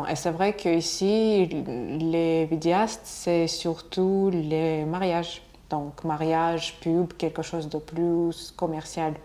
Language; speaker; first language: French; non-native, fluent; Russian